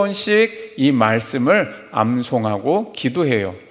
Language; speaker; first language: Korean; native; Korean